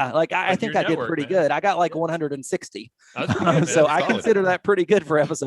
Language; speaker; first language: English; native; English